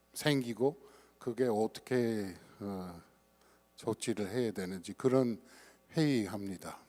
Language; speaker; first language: Korean; non-native, fluent; English